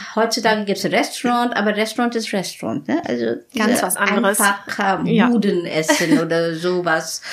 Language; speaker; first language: German; non-native, fluent; Bangla